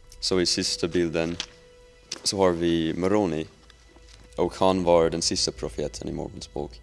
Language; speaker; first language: Swedish; non-native, learner; English